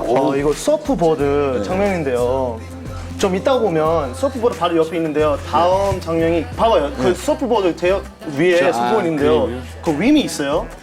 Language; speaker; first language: Korean; non-native, fluent; English